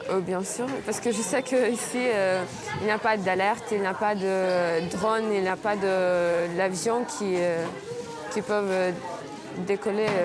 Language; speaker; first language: French; non-native, fluent; Ukrainian